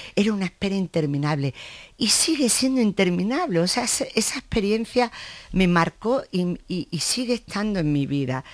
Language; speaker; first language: Spanish; native; Spanish